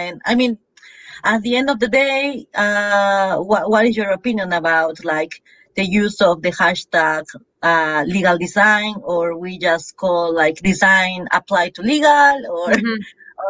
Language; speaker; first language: English; non-native, fluent; Spanish